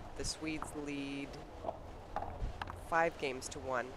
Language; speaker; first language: English; native; English